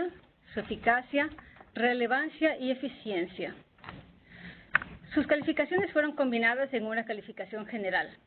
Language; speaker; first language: Spanish; native; Spanish